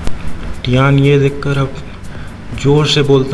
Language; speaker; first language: Hindi; native; Hindi